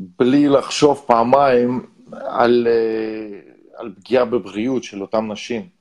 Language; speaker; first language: Hebrew; non-native, fluent; Russian